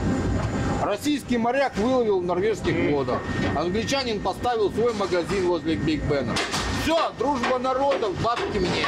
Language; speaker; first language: Russian; native; Russian